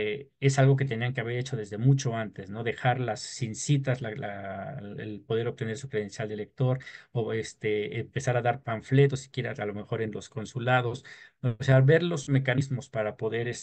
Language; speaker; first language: Spanish; native; Spanish